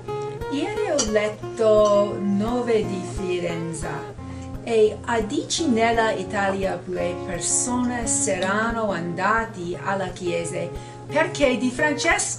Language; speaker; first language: Italian; non-native, learner; English